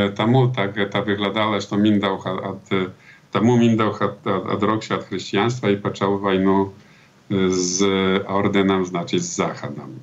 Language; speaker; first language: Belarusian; early bilingual, heritage; Belarusian